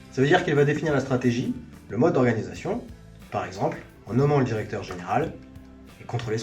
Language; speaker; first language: French; native; French